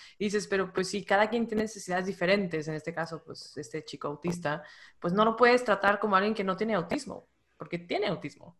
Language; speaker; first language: Spanish; native; Spanish